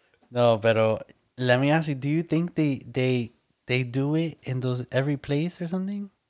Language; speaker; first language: English; early bilingual, other home language; Spanish